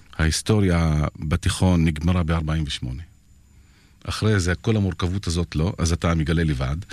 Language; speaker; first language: Hebrew; non-native, local second language; Arabic